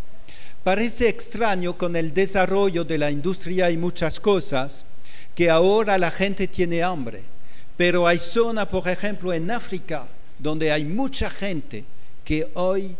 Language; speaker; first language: Spanish; non-native, fluent; French